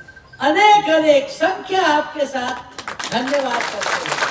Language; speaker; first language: Hindi; non-native, local second language; Bangla